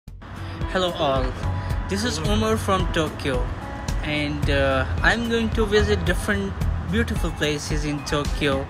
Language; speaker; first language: English; non-native, local second language; Urdu